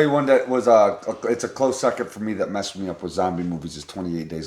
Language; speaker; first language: English; native; English